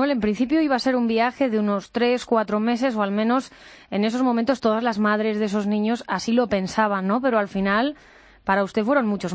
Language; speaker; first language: Spanish; native; Spanish